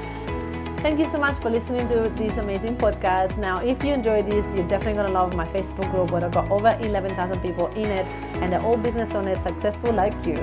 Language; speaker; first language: English; non-native, fluent; Italian